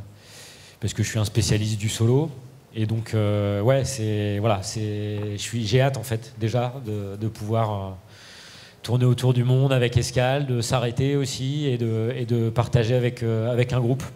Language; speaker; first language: French; native; French